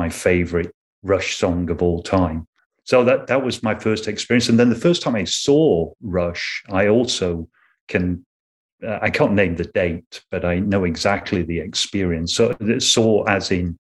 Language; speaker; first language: English; native; English